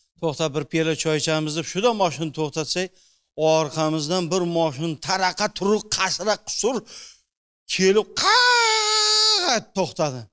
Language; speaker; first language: Uzbek; native; Uzbek